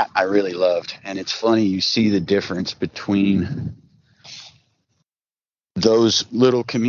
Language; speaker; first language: English; native; English